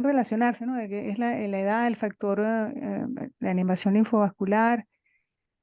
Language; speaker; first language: Spanish; native; Spanish